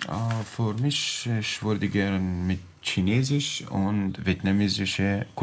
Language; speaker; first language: German; non-native, learner; Arabic